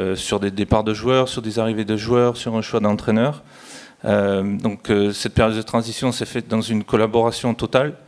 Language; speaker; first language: French; native; French